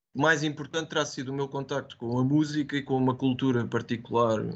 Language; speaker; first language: Portuguese; native; Portuguese